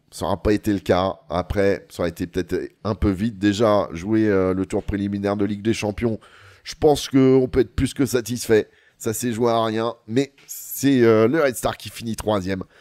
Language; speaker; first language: French; native; French